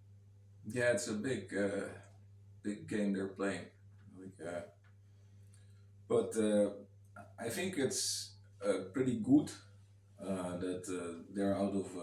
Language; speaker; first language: English; non-native, fluent; Dutch